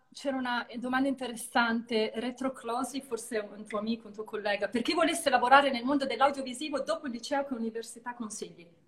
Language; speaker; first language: Italian; native; Italian